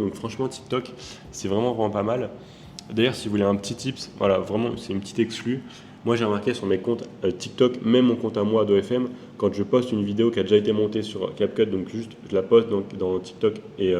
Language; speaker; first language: French; native; French